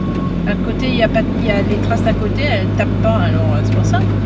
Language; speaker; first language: French; native; French